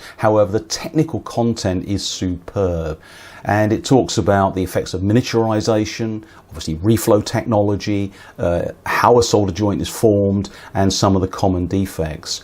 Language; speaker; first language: English; native; English